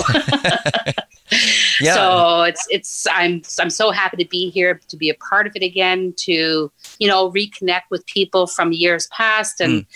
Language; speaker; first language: English; native; English